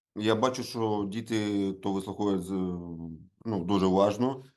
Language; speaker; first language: Ukrainian; non-native, local second language; Russian